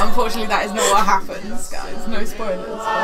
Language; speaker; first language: English; native; English